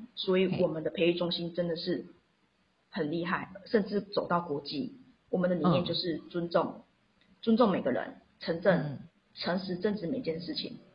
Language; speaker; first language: Chinese; non-native, local second language; Min Nan Chinese